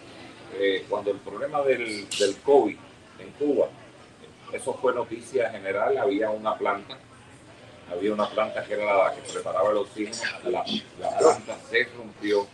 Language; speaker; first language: Spanish; native; Spanish